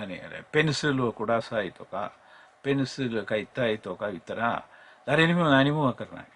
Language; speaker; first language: Japanese; non-native, learner; Malayalam